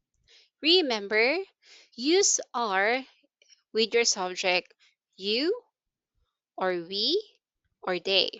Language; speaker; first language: English; non-native, local second language; Filipino